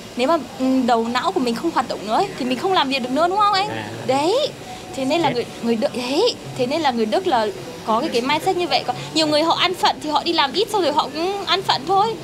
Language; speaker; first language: Vietnamese; early bilingual, heritage; Vietnamese